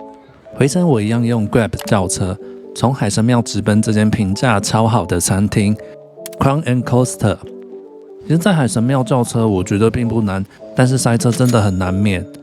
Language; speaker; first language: Chinese; native; Chinese